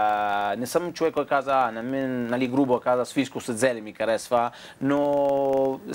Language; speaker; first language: Bulgarian; non-native, fluent; Italian